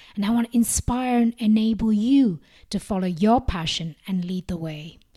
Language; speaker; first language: English; non-native, local second language; Malayalam